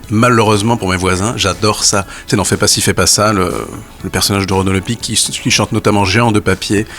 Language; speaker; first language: French; native; French